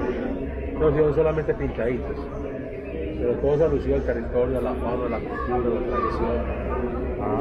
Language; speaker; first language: Spanish; native; Spanish